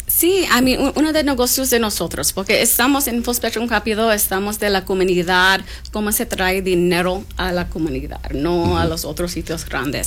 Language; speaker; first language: Spanish; non-native, learner; English